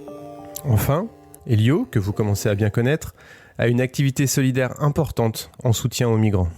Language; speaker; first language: French; native; French